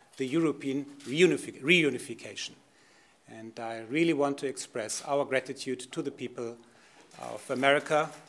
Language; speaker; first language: English; non-native, fluent; German